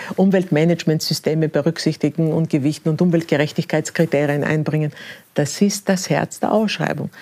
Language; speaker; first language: German; non-native, fluent; Greek